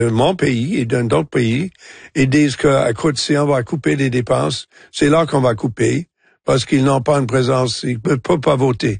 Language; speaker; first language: French; non-native, local second language; English